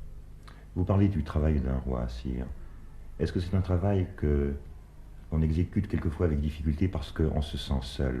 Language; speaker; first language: French; native; French